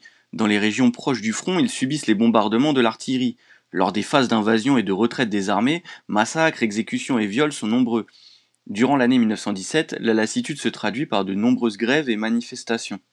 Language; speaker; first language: French; native; French